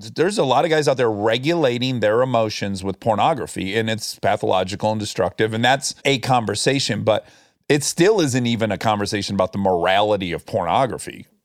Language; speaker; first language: English; native; English